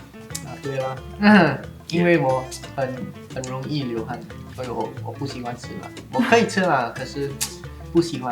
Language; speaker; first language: Chinese; non-native, learner; English